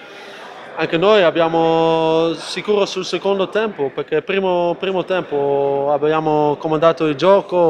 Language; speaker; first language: Italian; non-native, fluent; Dutch